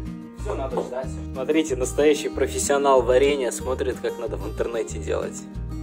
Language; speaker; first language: Russian; native; Russian